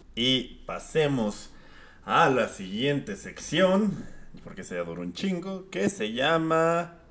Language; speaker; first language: Spanish; native; Spanish